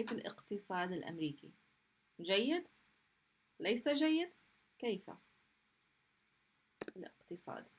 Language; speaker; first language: Arabic; non-native, fluent; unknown